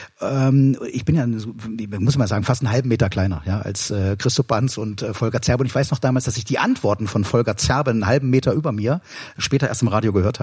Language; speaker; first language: German; native; German